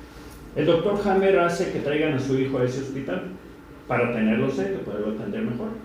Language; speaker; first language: Spanish; native; Spanish